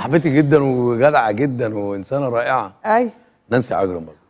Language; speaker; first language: Arabic; native; Arabic